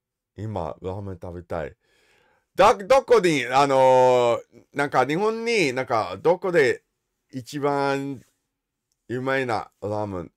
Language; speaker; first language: Japanese; non-native, learner; English